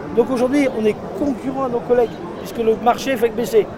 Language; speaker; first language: French; native; French